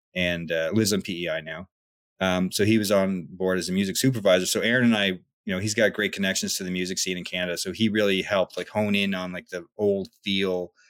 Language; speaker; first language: English; native; English